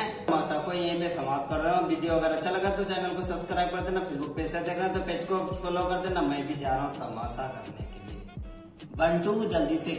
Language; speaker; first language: Hindi; native; Hindi